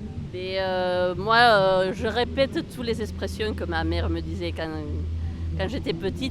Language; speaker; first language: French; early bilingual, heritage; Spanish